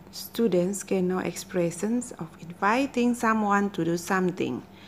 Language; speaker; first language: English; non-native, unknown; Indonesian